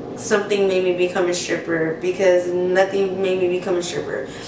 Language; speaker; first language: English; native; English